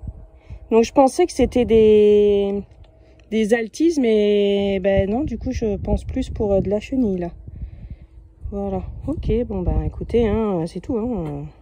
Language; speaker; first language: French; native; French